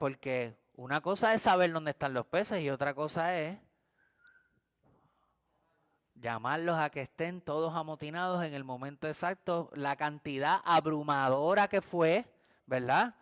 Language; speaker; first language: Spanish; native; Spanish